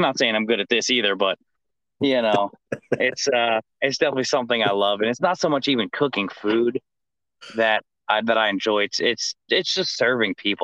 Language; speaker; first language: English; native; English